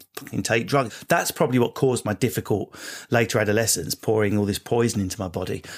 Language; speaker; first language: English; native; English